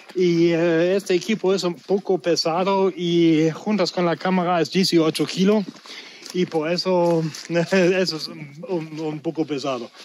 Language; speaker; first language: Spanish; non-native, learner; German